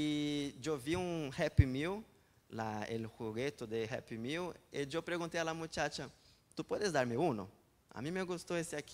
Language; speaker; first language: Spanish; non-native, fluent; Portuguese